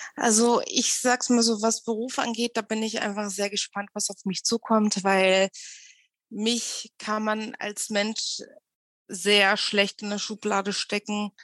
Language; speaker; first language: German; early bilingual, other home language; Russian